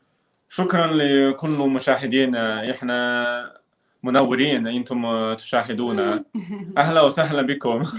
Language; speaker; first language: Arabic; non-native, learner; Chinese